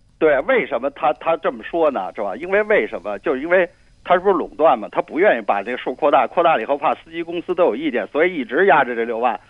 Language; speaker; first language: Chinese; native; Chinese